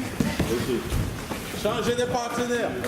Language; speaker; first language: French; native; French